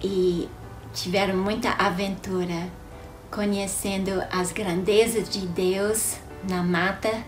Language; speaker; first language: Portuguese; non-native, fluent; English